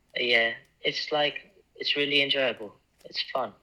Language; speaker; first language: English; non-native, fluent; Icelandic